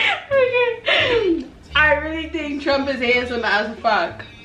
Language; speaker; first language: English; native; English